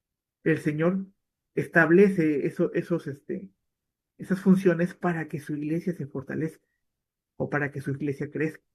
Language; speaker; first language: Spanish; native; Spanish